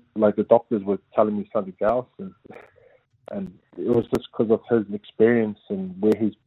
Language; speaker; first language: English; native; English